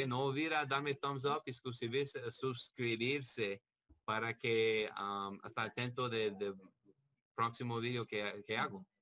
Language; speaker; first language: Spanish; non-native, learner; English